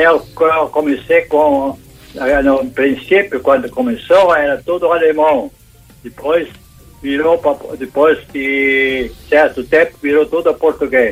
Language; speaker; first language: Portuguese; non-native, local second language; German